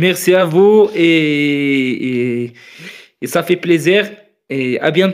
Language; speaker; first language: French; non-native, fluent; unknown